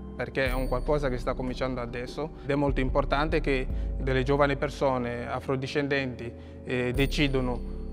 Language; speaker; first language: Italian; non-native, fluent; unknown